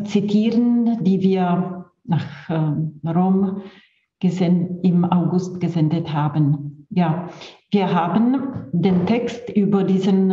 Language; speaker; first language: German; non-native, fluent; Czech